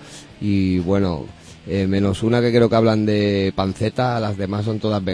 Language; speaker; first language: Spanish; native; Spanish